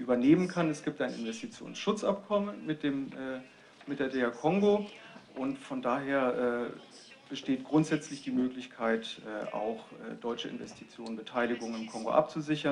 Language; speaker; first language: German; native; German